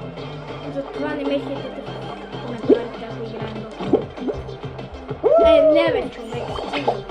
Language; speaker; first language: Bulgarian; native; Bulgarian